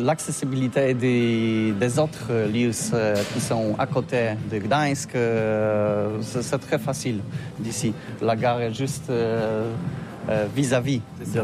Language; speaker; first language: French; non-native, learner; Polish